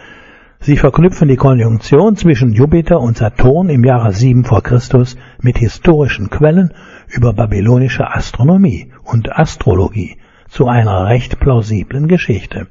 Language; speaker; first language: German; native; German